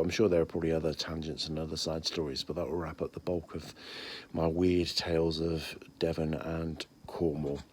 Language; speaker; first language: English; native; English